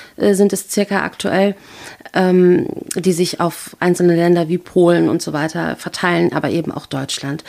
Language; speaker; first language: German; native; German